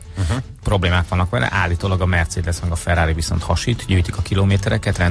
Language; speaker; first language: Hungarian; native; Hungarian